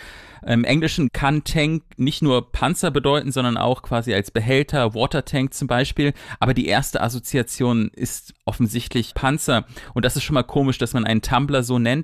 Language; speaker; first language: German; native; German